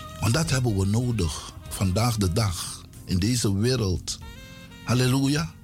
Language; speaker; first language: Dutch; non-native, local second language; Sranan Tongo